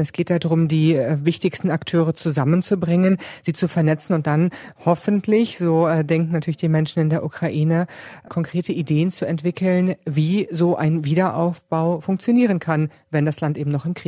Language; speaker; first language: German; native; German